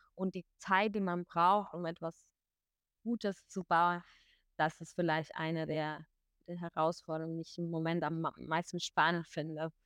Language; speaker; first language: German; non-native, fluent; Spanish